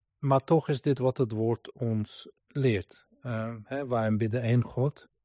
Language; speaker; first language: Dutch; non-native, fluent; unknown